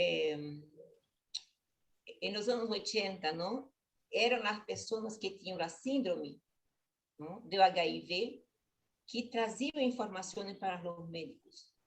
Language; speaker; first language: Spanish; non-native, learner; Portuguese